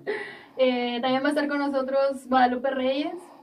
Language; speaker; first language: Spanish; native; Spanish